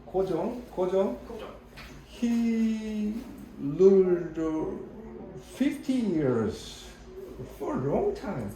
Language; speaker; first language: English; non-native, learner; Korean